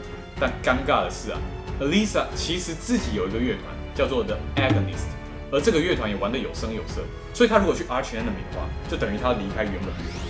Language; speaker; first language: Chinese; native; Chinese